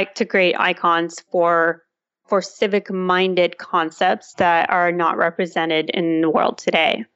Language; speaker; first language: English; early bilingual, other home language; Russian